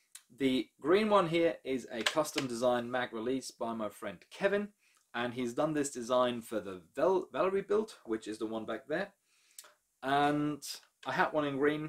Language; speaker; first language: English; non-native, fluent; German